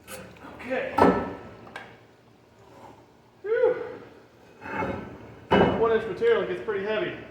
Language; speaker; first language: English; native; English